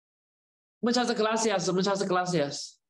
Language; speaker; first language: Spanish; non-native, learner; Chinese